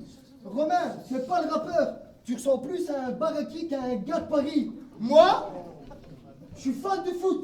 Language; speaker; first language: French; native; French